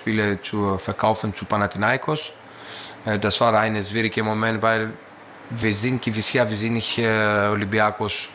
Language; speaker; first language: German; non-native, learner; Greek